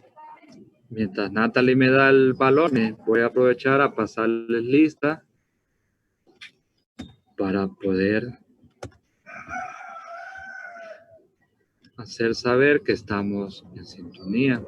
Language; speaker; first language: Spanish; native; Spanish